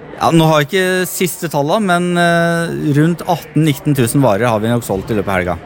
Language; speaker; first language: Norwegian; native; Norwegian